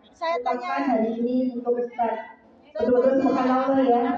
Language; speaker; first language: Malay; non-native, local second language; Javanese